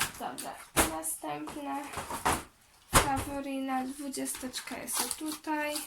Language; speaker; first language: Polish; early bilingual, heritage; Polish